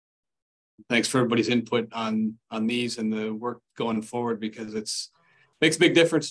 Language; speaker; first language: English; native; English